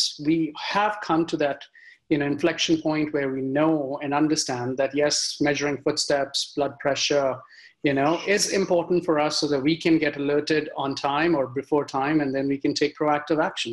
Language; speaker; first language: English; non-native, local second language; Hindi